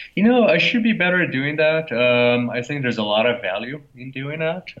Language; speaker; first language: English; non-native, fluent; Portuguese